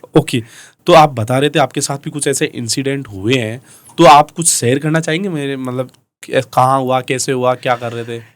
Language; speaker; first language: Hindi; native; Hindi